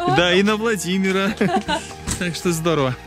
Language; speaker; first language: Russian; native; Russian